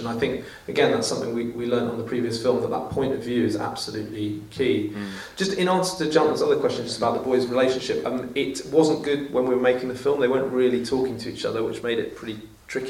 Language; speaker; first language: English; native; English